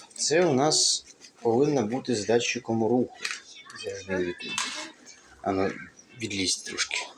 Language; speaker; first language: Ukrainian; non-native, local second language; Russian